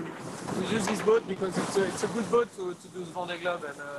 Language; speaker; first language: English; non-native, learner; French